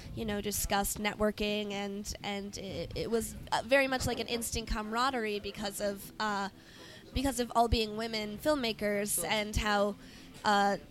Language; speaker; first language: English; native; English